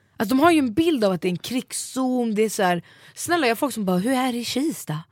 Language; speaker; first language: Swedish; early bilingual, other home language; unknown